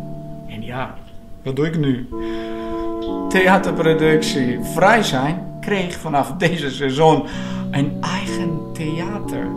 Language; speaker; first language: Dutch; non-native, fluent; Portuguese